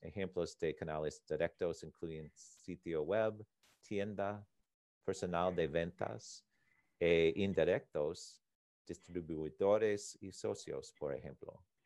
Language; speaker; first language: Spanish; non-native, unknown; English